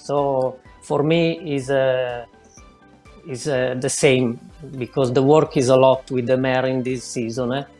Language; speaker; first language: English; non-native, learner; Italian